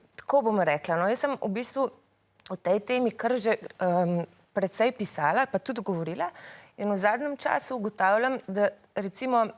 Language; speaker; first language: Slovenian; early bilingual, other home language; Bosnian